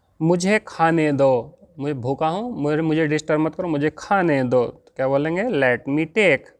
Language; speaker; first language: Hindi; native; Hindi